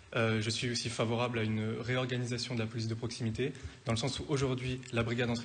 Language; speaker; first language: French; native; French